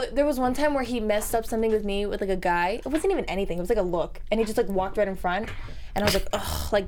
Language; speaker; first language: English; early bilingual, other home language; Spanish